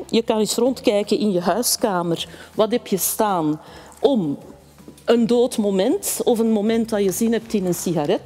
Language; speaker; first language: Dutch; native; Dutch